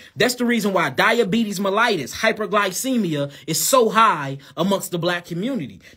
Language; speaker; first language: English; native; English